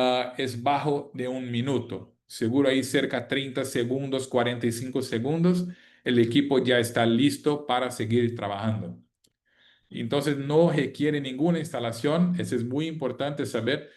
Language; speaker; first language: Spanish; non-native, fluent; Portuguese